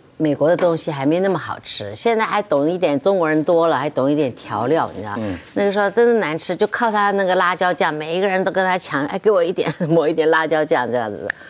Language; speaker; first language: Chinese; early bilingual, other home language; Japanese